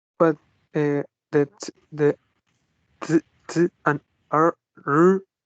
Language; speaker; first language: English; non-native, fluent; Spanish